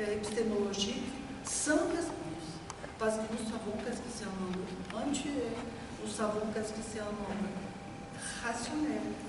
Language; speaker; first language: French; non-native, learner; Portuguese